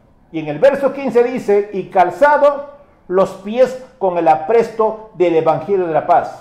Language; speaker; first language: Spanish; native; Spanish